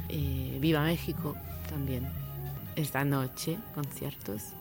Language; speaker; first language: Spanish; non-native, fluent; French